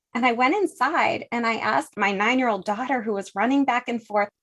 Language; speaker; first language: English; native; English